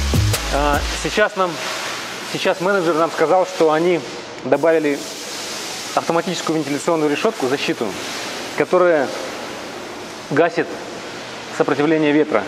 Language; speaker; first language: Russian; native; Russian